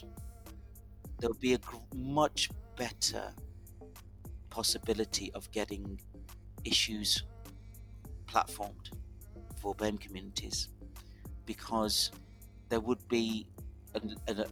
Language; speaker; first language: English; native; English